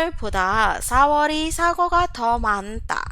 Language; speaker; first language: Korean; non-native, fluent; Indonesian